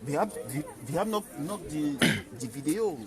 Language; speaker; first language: German; non-native, learner; French